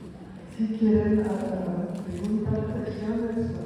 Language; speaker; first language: Spanish; non-native, fluent; French